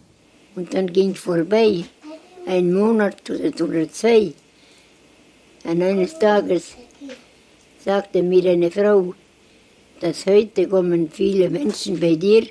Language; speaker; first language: German; non-native, learner; Estonian